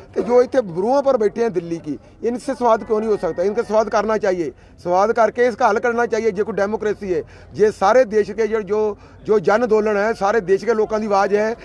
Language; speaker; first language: Hindi; non-native, local second language; Punjabi